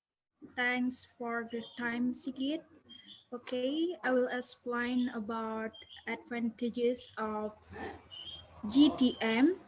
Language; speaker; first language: English; non-native, learner; Indonesian